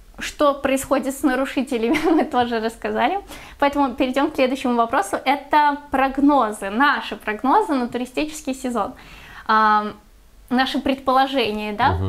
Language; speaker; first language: Russian; native; Russian